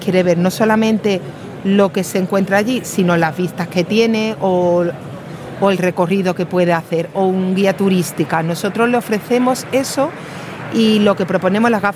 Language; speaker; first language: Spanish; native; Spanish